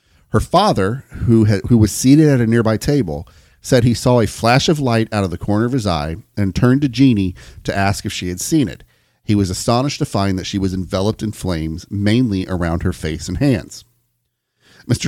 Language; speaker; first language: English; native; English